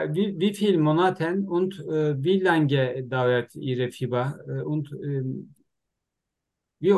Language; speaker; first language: German; non-native, learner; Turkish